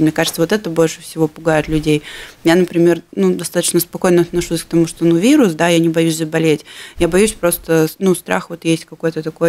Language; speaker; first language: Russian; native; Russian